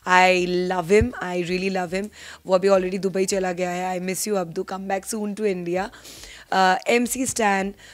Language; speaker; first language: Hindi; non-native, local second language; Bangla